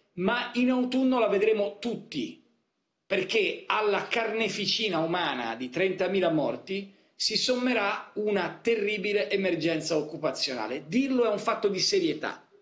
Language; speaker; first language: Italian; native; Italian